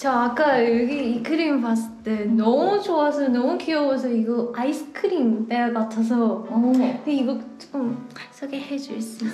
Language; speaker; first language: Korean; non-native, learner; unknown